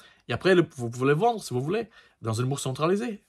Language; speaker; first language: French; non-native, learner; Portuguese